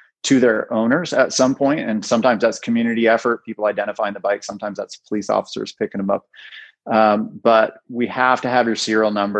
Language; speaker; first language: English; native; English